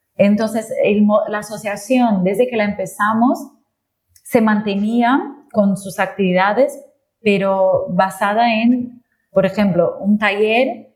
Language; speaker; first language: Spanish; non-native, fluent; Portuguese